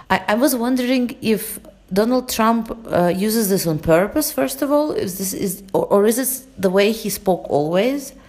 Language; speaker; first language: English; non-native, fluent; Russian